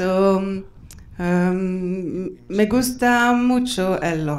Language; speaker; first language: Spanish; non-native, learner; French